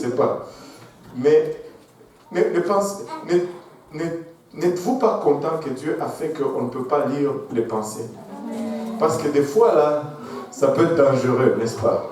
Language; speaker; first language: French; non-native, local second language; Swahili